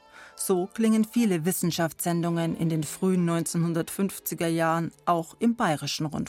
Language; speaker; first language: German; native; German